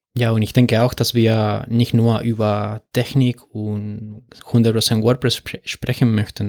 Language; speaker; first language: German; non-native, fluent; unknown